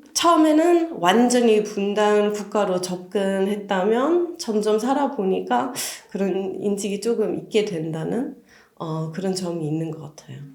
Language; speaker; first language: Korean; non-native, fluent; German